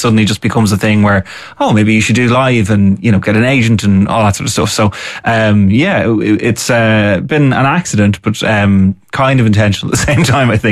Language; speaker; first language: English; native; English